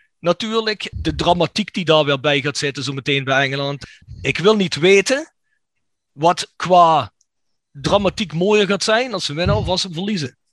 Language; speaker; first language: Dutch; native; Dutch